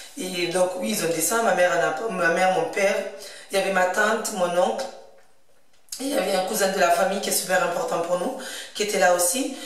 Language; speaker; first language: French; early bilingual, other home language; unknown